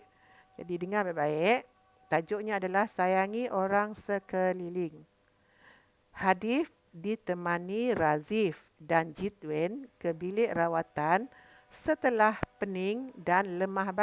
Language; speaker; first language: Malay; native; Malay